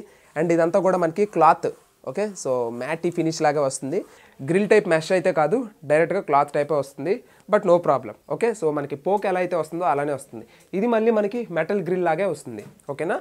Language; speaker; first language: Telugu; native; Telugu